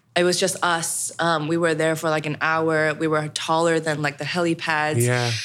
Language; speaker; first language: English; non-native, local second language; Cantonese